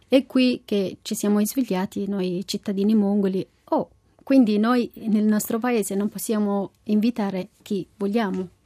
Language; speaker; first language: Italian; non-native, fluent; Mongolian